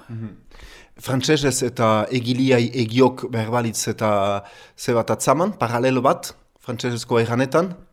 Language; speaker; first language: Basque; native; Basque